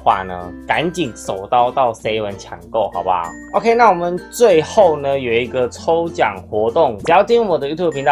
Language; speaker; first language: Chinese; native; Chinese